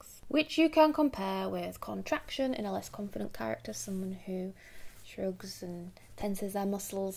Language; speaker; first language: English; native; English